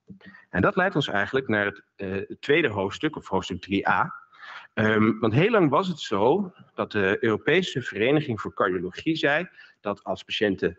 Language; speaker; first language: Dutch; native; Dutch